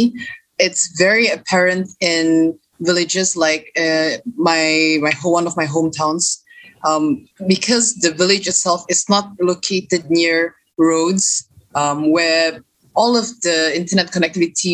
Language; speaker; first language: English; non-native, local second language; Malay